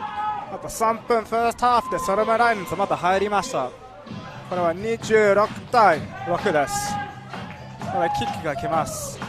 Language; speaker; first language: Japanese; non-native, learner; English